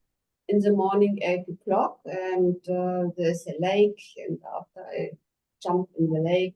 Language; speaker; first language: English; non-native, learner; German